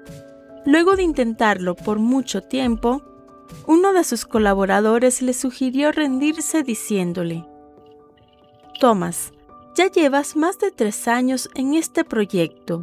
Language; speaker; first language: Spanish; native; Spanish